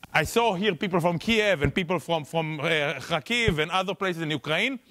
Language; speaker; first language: English; non-native, fluent; Hebrew